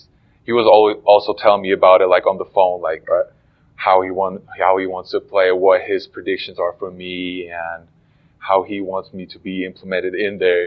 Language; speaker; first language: English; non-native, fluent; German